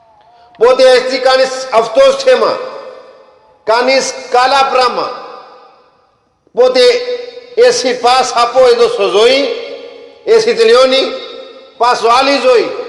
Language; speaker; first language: Greek; non-native, learner; Punjabi